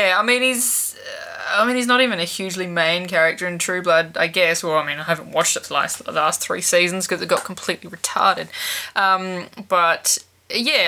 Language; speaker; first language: English; native; English